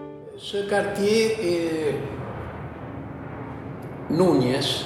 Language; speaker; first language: French; non-native, fluent; Spanish